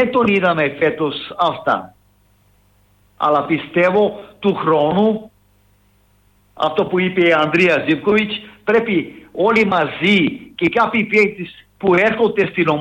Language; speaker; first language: Greek; non-native, fluent; Serbian